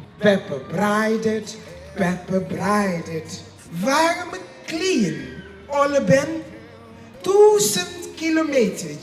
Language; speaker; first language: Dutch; native; Dutch